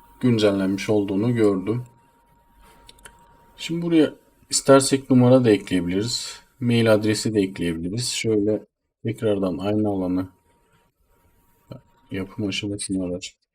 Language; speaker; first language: Turkish; native; Turkish